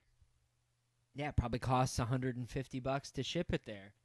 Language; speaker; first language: English; native; English